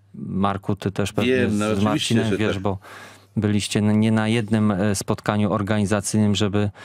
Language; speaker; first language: Polish; native; Polish